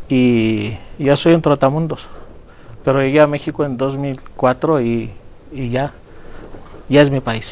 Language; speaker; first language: Spanish; non-native, fluent; Greek